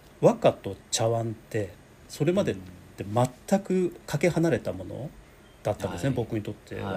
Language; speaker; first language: Japanese; native; Japanese